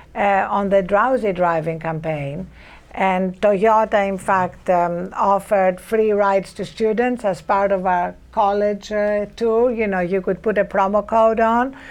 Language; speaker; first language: English; non-native, fluent; Greek